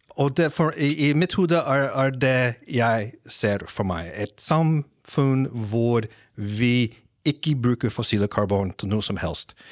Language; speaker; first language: Norwegian; non-native, fluent; English